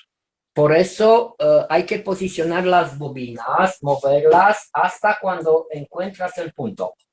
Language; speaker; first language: Spanish; non-native, fluent; Romanian